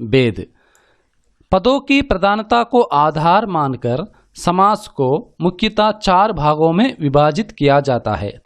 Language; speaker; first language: Hindi; non-native, local second language; Telugu